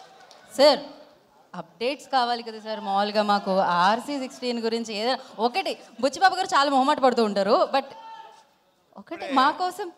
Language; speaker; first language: Telugu; native; Telugu